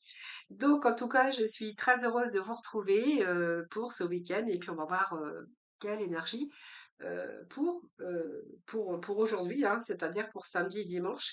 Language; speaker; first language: French; native; French